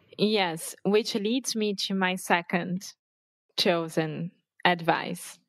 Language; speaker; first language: English; non-native, fluent; Portuguese